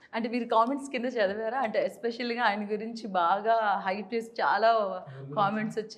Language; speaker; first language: Telugu; native; Telugu